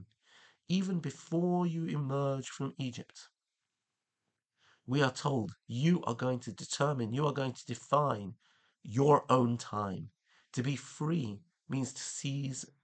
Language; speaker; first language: English; native; English